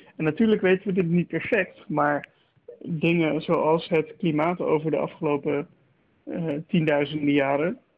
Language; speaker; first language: Dutch; native; Dutch